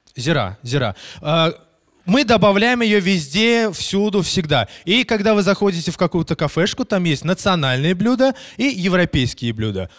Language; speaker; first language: Russian; native; Russian